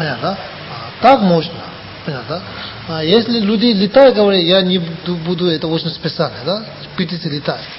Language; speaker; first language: Russian; non-native, learner; Tibetan